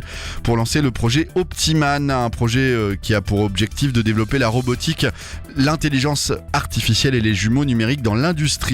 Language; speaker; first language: French; native; French